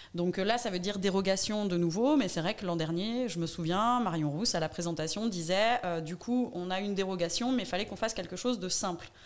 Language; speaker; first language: French; native; French